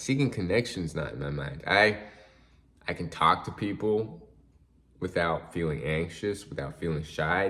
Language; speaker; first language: English; native; English